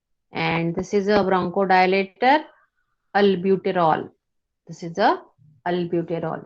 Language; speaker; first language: English; non-native, local second language; Hindi